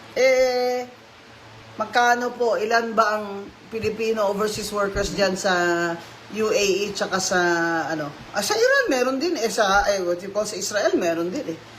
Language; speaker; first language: Filipino; non-native, local second language; Hiligaynon